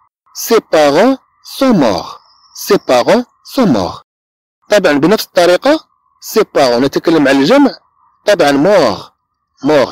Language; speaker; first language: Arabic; native; Arabic